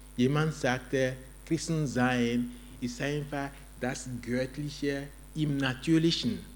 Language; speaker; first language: German; non-native, fluent; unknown